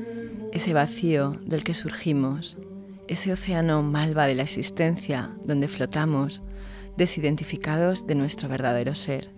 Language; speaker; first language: Spanish; native; Spanish